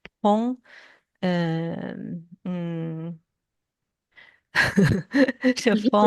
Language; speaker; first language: French; non-native, learner; Chinese